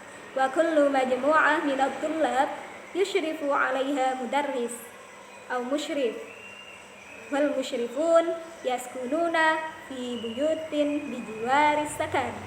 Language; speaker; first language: Arabic; non-native, fluent; Indonesian